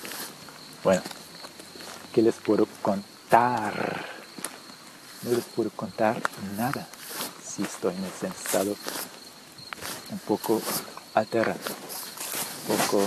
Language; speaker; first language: Spanish; non-native, fluent; German